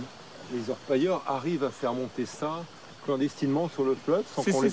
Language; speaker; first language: French; native; French